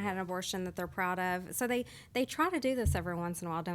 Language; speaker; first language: English; native; English